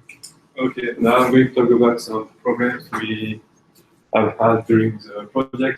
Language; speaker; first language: English; non-native, fluent; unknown